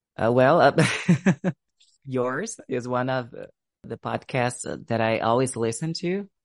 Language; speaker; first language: English; non-native, fluent; Portuguese